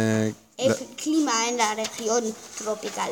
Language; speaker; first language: Spanish; non-native, learner; German